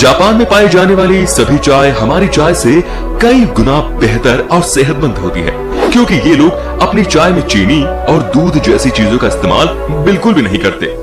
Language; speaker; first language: Hindi; native; Hindi